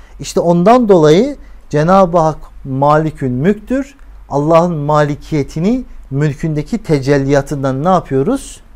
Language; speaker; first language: Turkish; native; Turkish